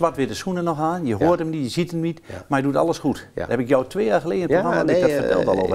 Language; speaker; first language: Dutch; native; Dutch